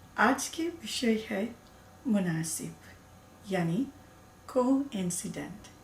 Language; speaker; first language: Hindi; non-native, learner; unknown